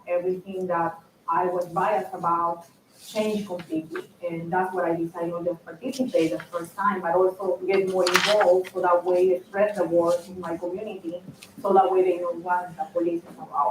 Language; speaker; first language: English; non-native, local second language; Spanish